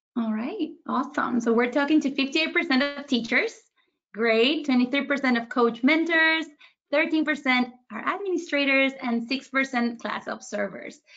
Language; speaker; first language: English; early bilingual, other home language; Spanish